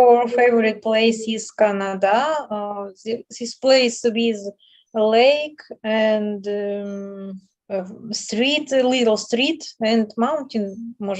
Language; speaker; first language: English; non-native, learner; Russian